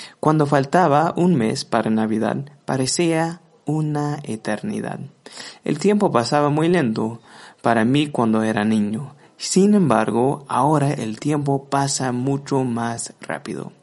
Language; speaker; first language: Spanish; non-native, fluent; English